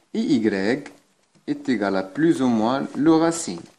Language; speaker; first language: French; non-native, local second language; Arabic